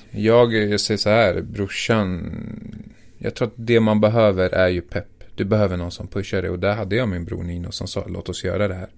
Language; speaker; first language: Swedish; early bilingual, other home language; Assyrian Neo-Aramaic